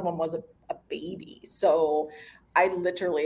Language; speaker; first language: English; native; English